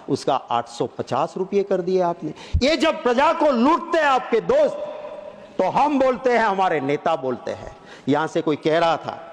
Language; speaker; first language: Hindi; non-native, local second language; Gujarati